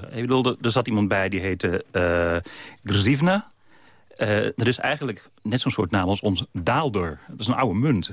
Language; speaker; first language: Dutch; native; Dutch